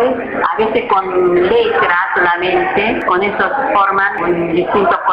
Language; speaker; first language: Spanish; non-native, learner; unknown